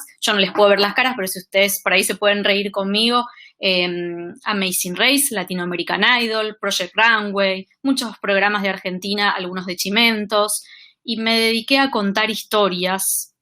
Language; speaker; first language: Spanish; native; Spanish